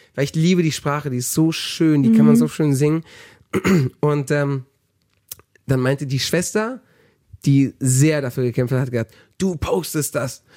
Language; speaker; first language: German; early bilingual, heritage; German